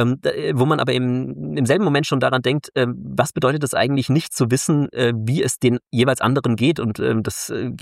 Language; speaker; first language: German; native; German